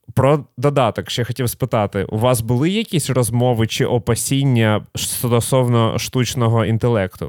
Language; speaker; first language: Ukrainian; non-native, local second language; Russian